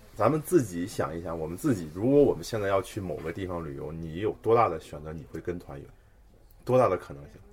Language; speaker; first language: Chinese; native; Chinese